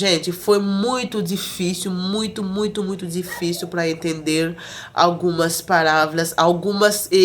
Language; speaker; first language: Portuguese; non-native, fluent; Haitian Creole